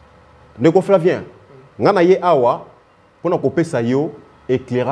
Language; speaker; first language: French; non-native, local second language; Lingala